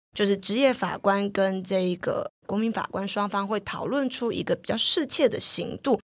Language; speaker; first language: Chinese; native; Chinese